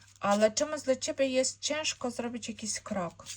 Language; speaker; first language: Polish; non-native, learner; Ukrainian